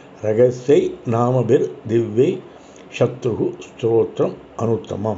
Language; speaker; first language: English; non-native, local second language; Tamil